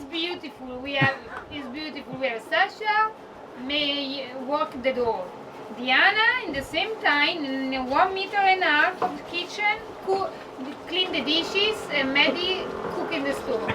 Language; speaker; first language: English; non-native, learner; Spanish